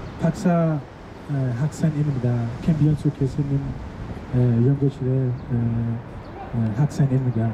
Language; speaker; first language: Korean; non-native, learner; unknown